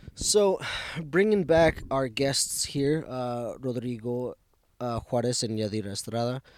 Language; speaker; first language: English; early bilingual, other home language; Spanish